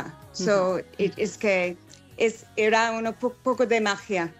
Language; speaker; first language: Spanish; non-native, fluent; English